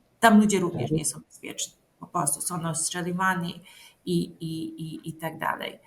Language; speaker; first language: Polish; non-native, fluent; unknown